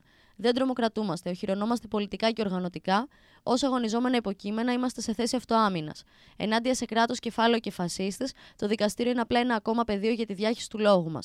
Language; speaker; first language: Greek; native; Greek